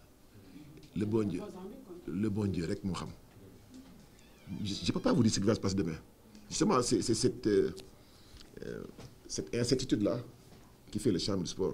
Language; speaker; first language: French; non-native, local second language; Wolof